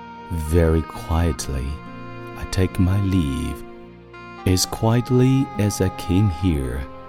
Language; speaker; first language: English; non-native, fluent; Chinese